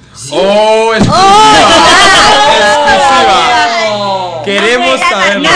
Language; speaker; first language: Spanish; native; Spanish